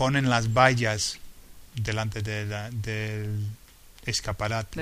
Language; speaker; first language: Spanish; non-native, fluent; English